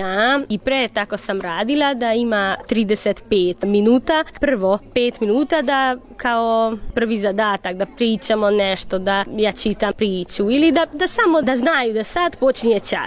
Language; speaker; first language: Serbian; non-native, local second language; Hungarian